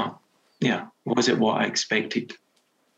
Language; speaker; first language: English; native; English